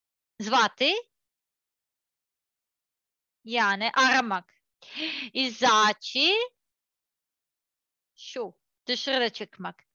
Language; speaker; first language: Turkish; non-native, learner; Serbian